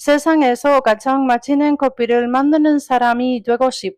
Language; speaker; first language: Korean; non-native, learner; Italian